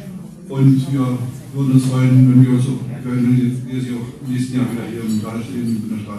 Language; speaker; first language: German; native; German